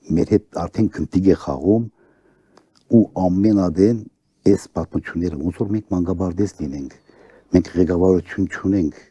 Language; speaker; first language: Armenian; early bilingual, heritage; Armenian